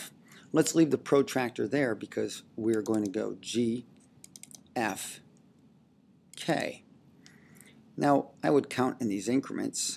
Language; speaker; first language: English; native; English